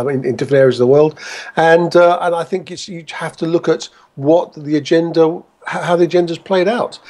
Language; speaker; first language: English; native; English